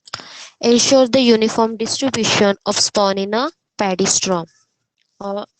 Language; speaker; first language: English; non-native, local second language; Hindi